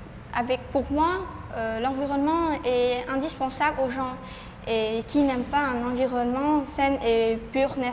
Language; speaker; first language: French; non-native, learner; Vietnamese